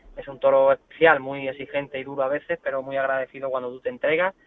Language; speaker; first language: Spanish; native; Spanish